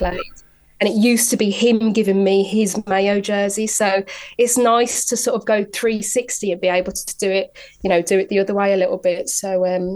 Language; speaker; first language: English; native; English